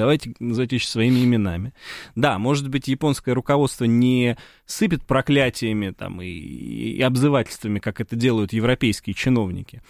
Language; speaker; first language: Russian; native; Russian